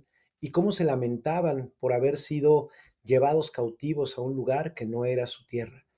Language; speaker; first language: Spanish; native; Spanish